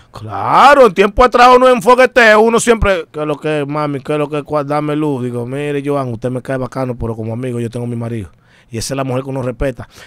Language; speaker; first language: Spanish; native; Spanish